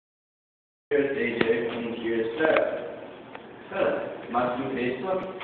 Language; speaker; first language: German; non-native, learner; English